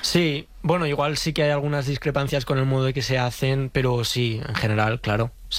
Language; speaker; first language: Spanish; native; Spanish